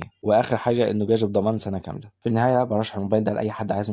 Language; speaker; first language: Arabic; native; Arabic